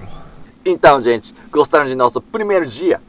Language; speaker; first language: Portuguese; non-native, fluent; Japanese